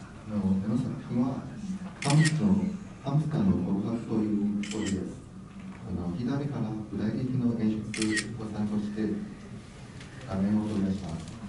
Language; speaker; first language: Japanese; non-native, learner; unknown